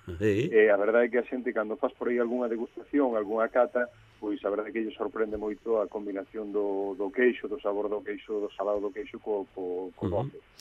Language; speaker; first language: Galician; native; Galician